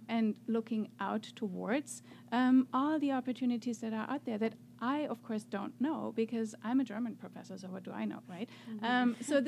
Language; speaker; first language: English; non-native, fluent; German